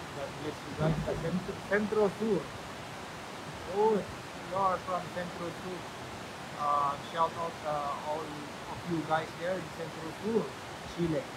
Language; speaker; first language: English; non-native, local second language; Filipino